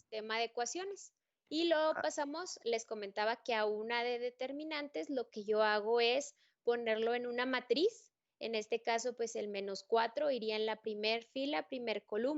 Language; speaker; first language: Spanish; native; Spanish